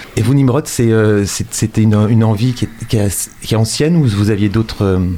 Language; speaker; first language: French; native; French